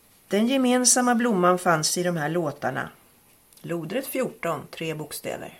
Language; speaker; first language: Swedish; native; Swedish